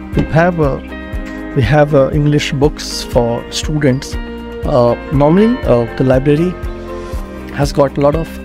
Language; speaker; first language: English; non-native, local second language; Hindi